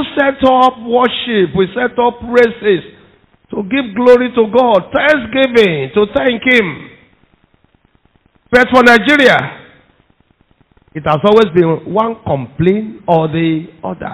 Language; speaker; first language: English; non-native, local second language; Yoruba